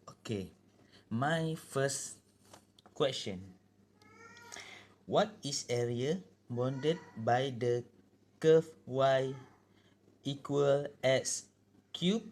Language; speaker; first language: English; non-native, local second language; Malay